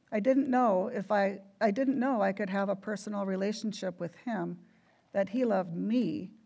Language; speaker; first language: English; native; English